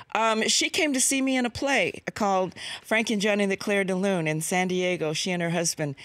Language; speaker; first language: English; native; English